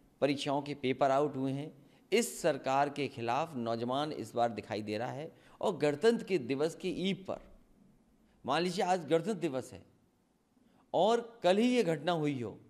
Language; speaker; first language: Hindi; native; Hindi